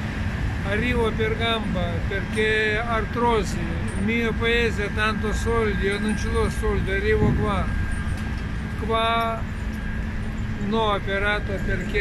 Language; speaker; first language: Italian; non-native, learner; Lithuanian